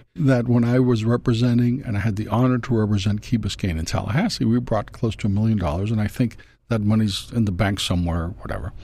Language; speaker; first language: English; non-native, fluent; Spanish